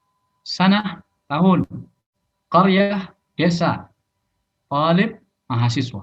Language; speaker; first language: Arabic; non-native, fluent; Indonesian